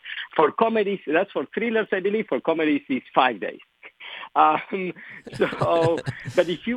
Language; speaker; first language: English; non-native, fluent; Spanish